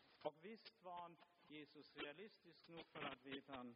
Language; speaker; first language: Swedish; non-native, fluent; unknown